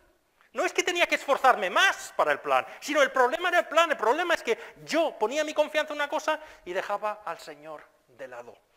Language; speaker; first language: Spanish; non-native, fluent; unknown